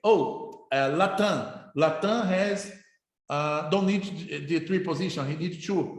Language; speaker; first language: English; non-native, fluent; Portuguese